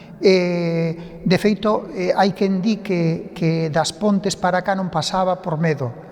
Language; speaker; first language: Galician; non-native, local second language; Spanish